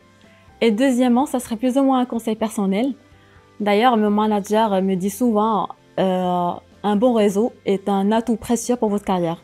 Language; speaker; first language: French; non-native, local second language; Arabic